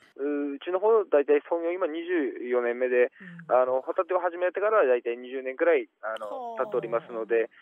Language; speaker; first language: Japanese; native; Japanese